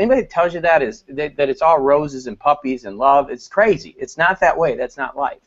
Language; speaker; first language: English; native; English